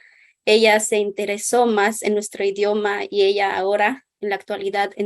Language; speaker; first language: Spanish; non-native, local second language; Kʼicheʼ